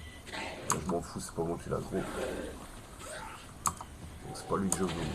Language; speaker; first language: French; native; French